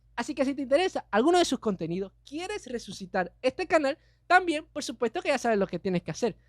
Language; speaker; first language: Spanish; native; Spanish